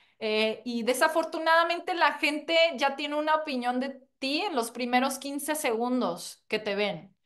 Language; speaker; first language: Spanish; non-native, fluent; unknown